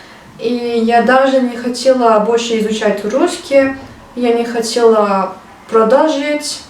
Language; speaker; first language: Russian; non-native, learner; Turkish